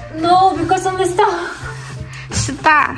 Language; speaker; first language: English; non-native, learner; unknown